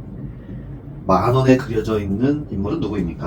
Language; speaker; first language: Korean; native; Korean